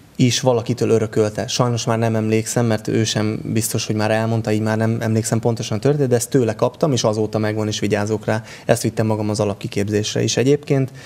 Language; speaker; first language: Hungarian; native; Hungarian